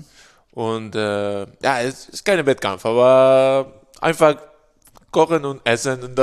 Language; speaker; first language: German; non-native, fluent; Spanish